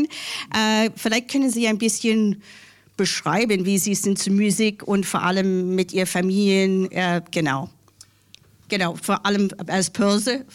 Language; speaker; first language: German; non-native, learner; English